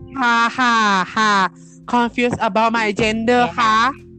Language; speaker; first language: English; non-native, learner; Thai